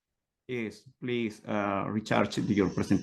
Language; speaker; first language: English; non-native, learner; Spanish